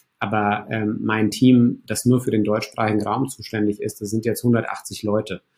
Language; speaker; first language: German; early bilingual, other home language; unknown